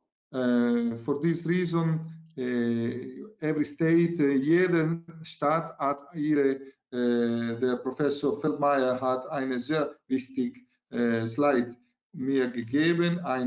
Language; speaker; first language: German; non-native, learner; Italian